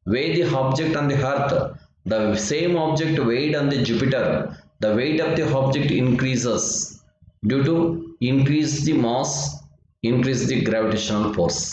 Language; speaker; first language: English; non-native, local second language; Kannada